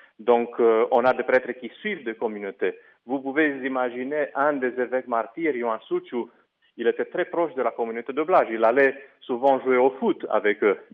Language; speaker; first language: French; non-native, fluent; Romanian